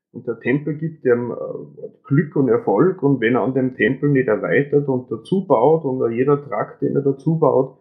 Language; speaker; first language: German; native; German